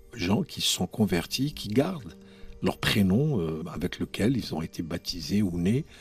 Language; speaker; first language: French; non-native, local second language; Arabic